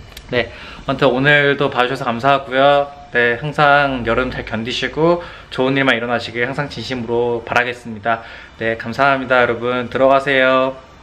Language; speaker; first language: Korean; native; Korean